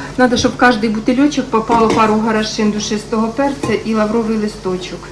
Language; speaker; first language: Ukrainian; native; Ukrainian